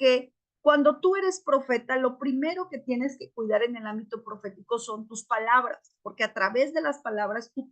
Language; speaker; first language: Spanish; native; Spanish